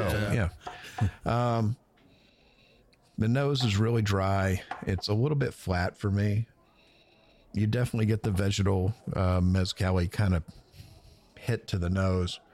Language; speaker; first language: English; native; English